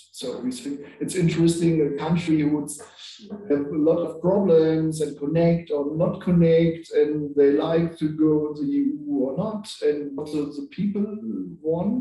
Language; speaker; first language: English; non-native, learner; German